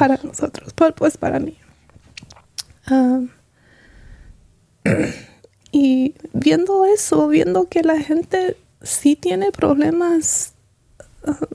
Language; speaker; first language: Spanish; early bilingual, heritage; Spanish